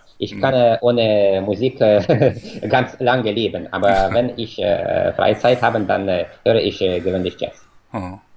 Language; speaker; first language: German; non-native, fluent; Russian